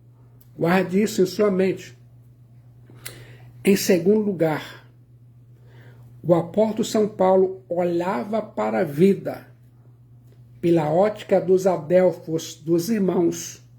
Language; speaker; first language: Portuguese; native; Portuguese